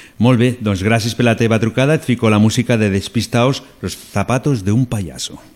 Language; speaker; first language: Catalan; non-native, local second language; Spanish